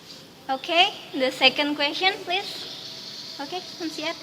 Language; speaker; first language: English; non-native, learner; Indonesian